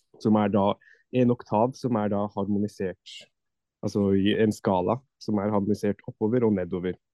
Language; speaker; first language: Norwegian; non-native, fluent; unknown